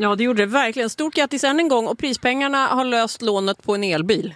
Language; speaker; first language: Swedish; native; Swedish